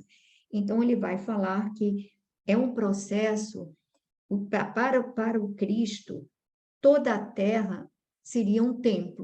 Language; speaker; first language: Portuguese; native; Portuguese